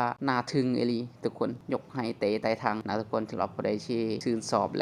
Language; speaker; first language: Thai; non-native, local second language; Northeastern Thai